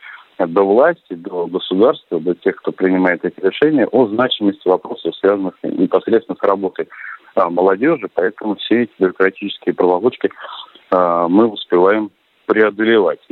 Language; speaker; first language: Russian; native; Russian